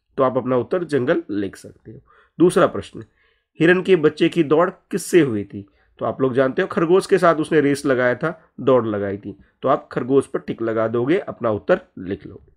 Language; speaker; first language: Hindi; native; Hindi